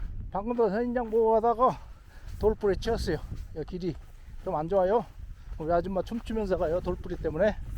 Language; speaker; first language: Korean; native; Korean